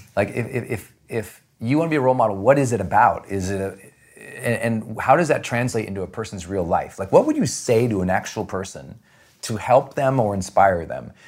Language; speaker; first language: English; native; English